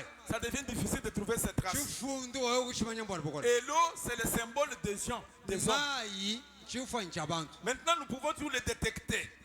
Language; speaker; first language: French; non-native, local second language; Luba-Lulua